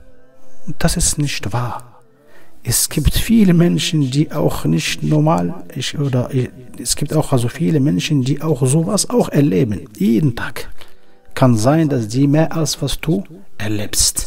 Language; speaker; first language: German; non-native, fluent; Arabic